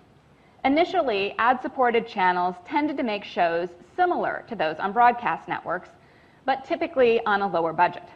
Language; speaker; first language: English; native; English